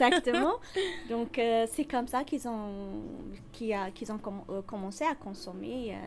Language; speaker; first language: French; non-native, fluent; Amharic